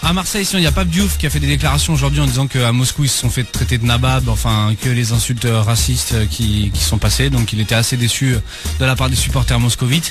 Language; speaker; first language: French; native; French